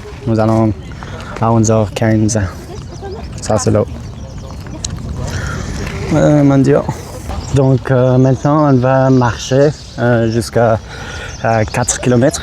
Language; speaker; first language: French; non-native, learner; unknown